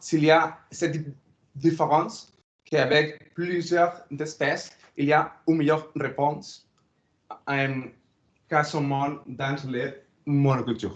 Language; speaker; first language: French; non-native, fluent; Spanish